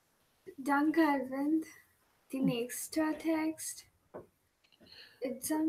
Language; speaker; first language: German; non-native, learner; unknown